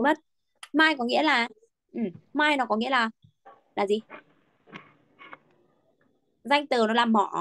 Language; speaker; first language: Vietnamese; native; Vietnamese